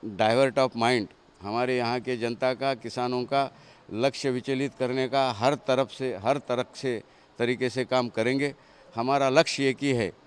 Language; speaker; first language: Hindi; non-native, local second language; Marathi